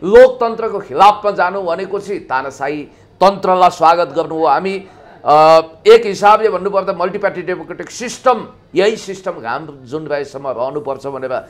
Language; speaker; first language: Nepali; native; Nepali